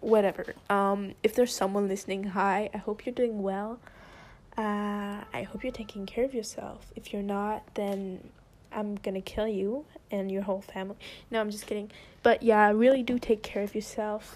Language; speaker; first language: English; non-native, fluent; French